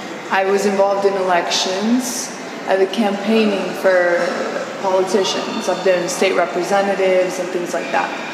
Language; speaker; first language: English; early bilingual, other home language; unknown